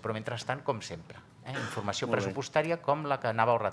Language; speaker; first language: Catalan; native; Catalan